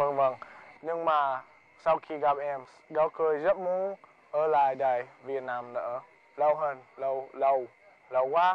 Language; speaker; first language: Vietnamese; non-native, learner; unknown